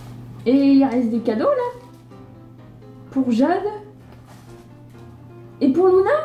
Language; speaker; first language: French; native; French